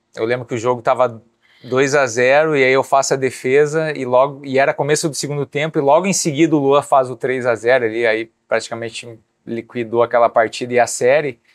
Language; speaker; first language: Portuguese; native; Portuguese